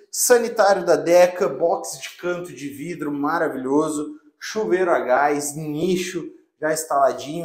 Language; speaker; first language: Portuguese; native; Portuguese